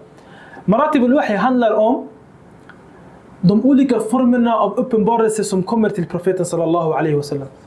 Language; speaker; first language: Swedish; early bilingual, other home language; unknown